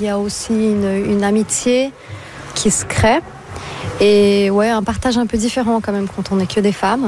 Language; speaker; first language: French; non-native, fluent; Portuguese